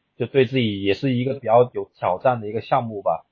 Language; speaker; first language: Chinese; native; Chinese